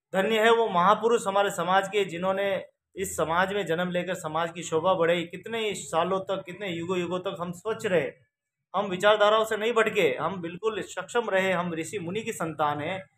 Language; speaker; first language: Hindi; native; Hindi